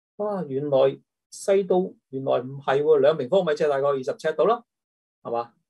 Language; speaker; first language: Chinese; non-native, local second language; Cantonese